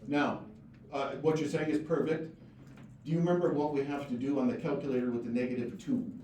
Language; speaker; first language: English; native; English